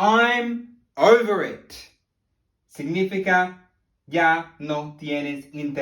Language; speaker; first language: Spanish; non-native, learner; English